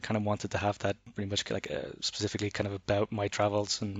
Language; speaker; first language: English; native; English